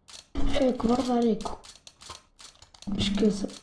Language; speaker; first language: Portuguese; native; Portuguese